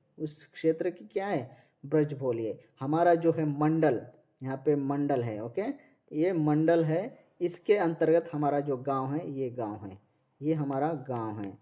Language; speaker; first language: Hindi; non-native, local second language; Marathi